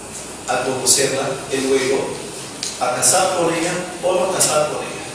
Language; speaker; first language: Spanish; non-native, fluent; Arabic